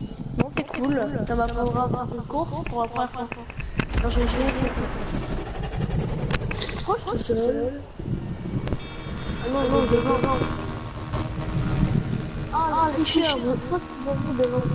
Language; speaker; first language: French; native; French